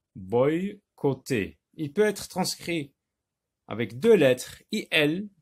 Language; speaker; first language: French; non-native, local second language; Arabic